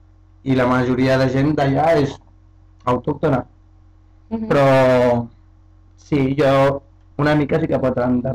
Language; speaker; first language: Catalan; early bilingual, other home language; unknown